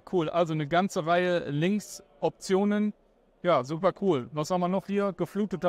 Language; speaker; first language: German; native; German